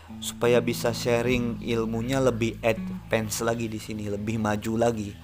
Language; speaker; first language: Indonesian; native; Indonesian